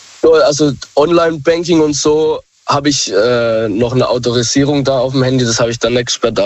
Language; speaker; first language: German; native; German